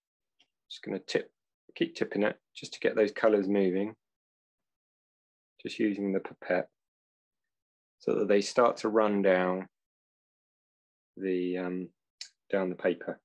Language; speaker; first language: English; native; English